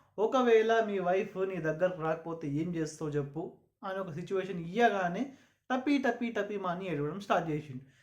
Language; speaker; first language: Telugu; non-native, local second language; Urdu